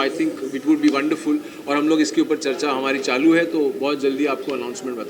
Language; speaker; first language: Hindi; native; Hindi